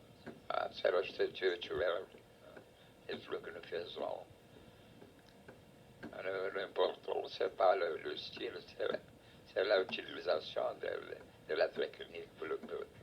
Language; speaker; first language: French; non-native, fluent; Portuguese